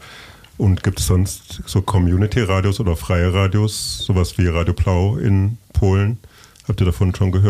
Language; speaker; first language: German; native; German